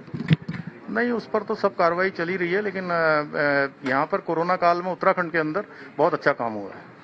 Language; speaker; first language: Hindi; native; Hindi